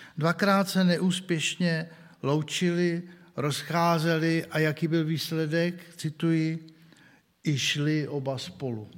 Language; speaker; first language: Czech; native; Czech